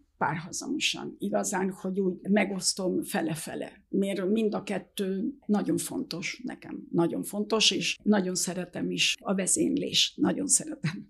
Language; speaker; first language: Hungarian; early bilingual, heritage; Hungarian